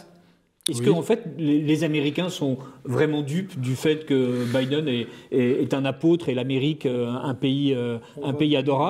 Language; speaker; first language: French; native; French